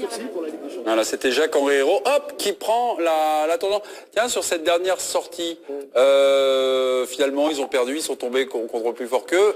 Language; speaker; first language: French; native; French